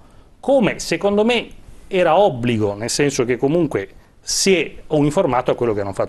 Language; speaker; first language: Italian; native; Italian